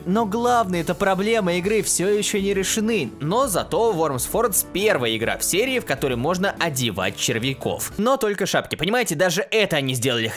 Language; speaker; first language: Russian; native; Russian